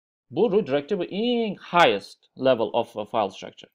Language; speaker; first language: English; non-native, fluent; Uzbek